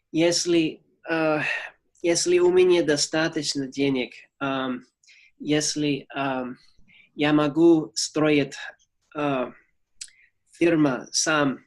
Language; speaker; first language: Russian; non-native, learner; English